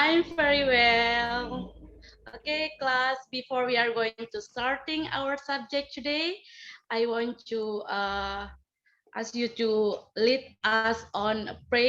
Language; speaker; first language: English; non-native, learner; Indonesian